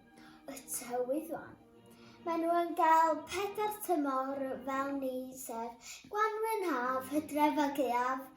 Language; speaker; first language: Welsh; non-native, local second language; English